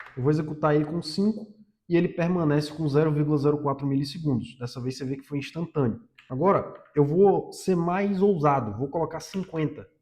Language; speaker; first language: Portuguese; native; Portuguese